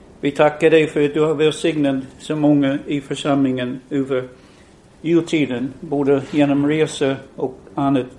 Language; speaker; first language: Swedish; non-native, fluent; English